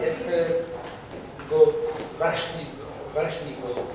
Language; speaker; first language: Russian; non-native, learner; English